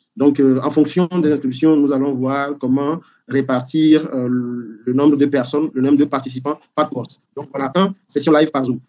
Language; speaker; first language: French; non-native, local second language; Ewe